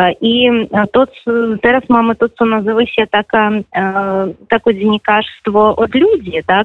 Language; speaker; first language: Polish; non-native, fluent; Belarusian